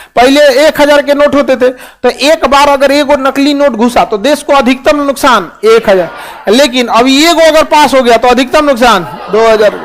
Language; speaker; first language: Hindi; native; Hindi